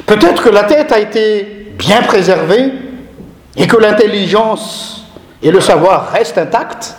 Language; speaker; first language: French; non-native, local second language; Malagasy